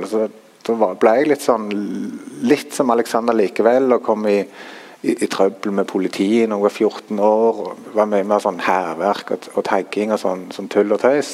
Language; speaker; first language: Norwegian; early bilingual, other home language; German